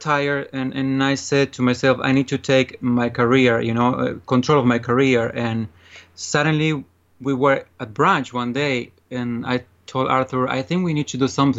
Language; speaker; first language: English; non-native, fluent; Spanish